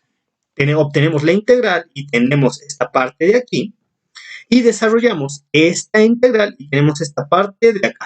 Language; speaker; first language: Spanish; native; Spanish